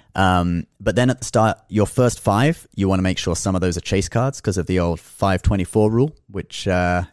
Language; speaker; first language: English; native; English